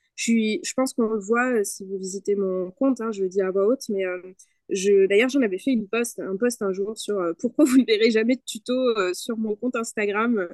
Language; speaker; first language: French; non-native, fluent; Spanish